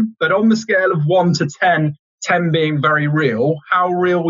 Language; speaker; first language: English; native; English